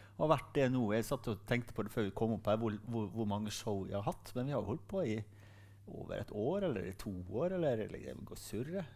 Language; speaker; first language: Norwegian; native; Norwegian